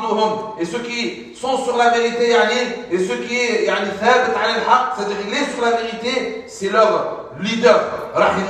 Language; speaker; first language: French; non-native, fluent; Arabic